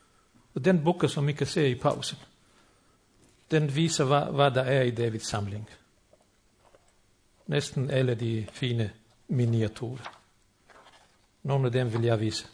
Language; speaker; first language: Danish; non-native, fluent; Bosnian